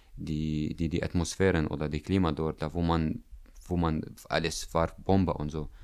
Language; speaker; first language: German; non-native, learner; Arabic